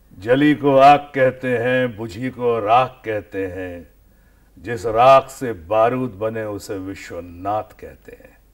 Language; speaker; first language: Hindi; native; Hindi